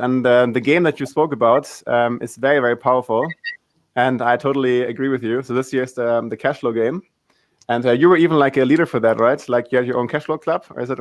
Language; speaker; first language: English; non-native, fluent; German